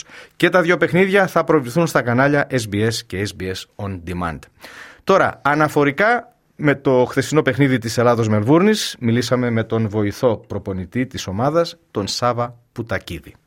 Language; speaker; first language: Greek; native; Greek